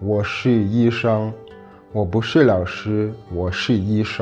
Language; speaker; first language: Chinese; non-native, fluent; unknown